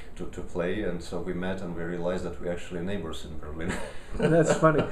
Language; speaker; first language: English; early bilingual, other home language; Ukrainian